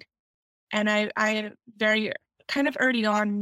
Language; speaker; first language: English; non-native, local second language; Urdu